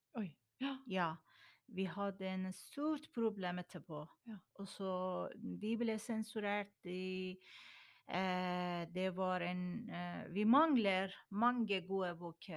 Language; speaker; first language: Norwegian; non-native, learner; Persian